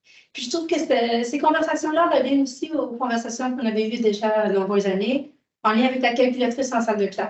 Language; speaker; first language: French; native; French